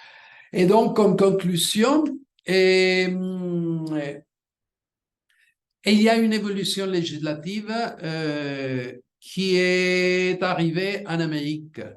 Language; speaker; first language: French; non-native, fluent; Spanish